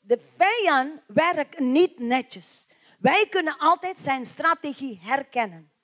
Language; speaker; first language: Dutch; non-native, learner; Indonesian